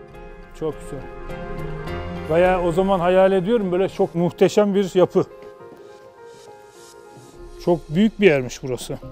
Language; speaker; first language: Turkish; native; Turkish